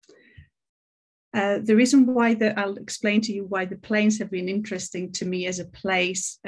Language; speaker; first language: English; non-native, fluent; Greek